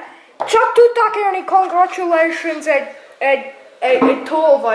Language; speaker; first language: Hungarian; early bilingual, heritage; Hungarian